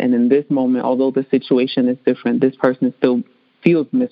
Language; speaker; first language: English; early bilingual, other home language; Spanish